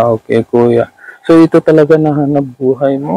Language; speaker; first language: Filipino; non-native, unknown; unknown